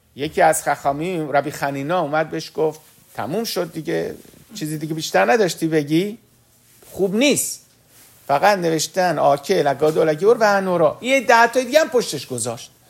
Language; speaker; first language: Persian; early bilingual, heritage; Persian